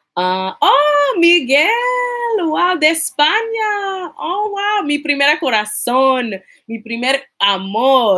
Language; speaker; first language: Spanish; non-native, learner; English